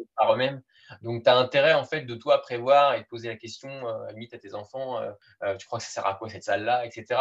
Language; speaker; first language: French; native; French